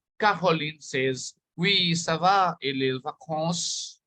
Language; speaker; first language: French; non-native, fluent; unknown